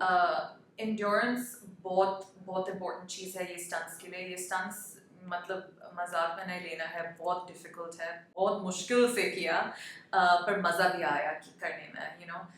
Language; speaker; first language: Hindi; non-native, local second language; English